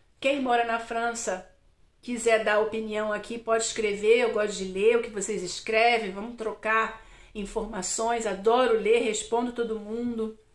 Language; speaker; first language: Portuguese; native; Portuguese